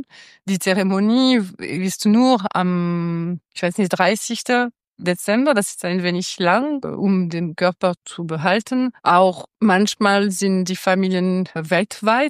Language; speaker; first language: German; non-native, local second language; French